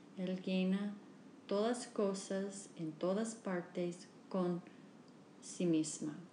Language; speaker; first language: Spanish; non-native, learner; English